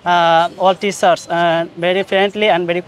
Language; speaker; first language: English; non-native, learner; Bangla